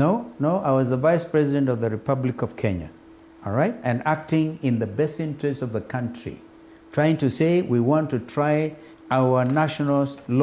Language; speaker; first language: English; non-native, local second language; Kamba